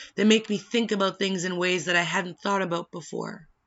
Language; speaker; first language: English; native; English